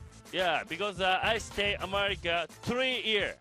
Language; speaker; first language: English; non-native, learner; Japanese